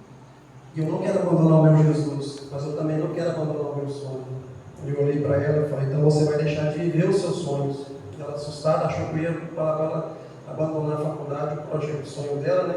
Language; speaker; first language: Portuguese; native; Portuguese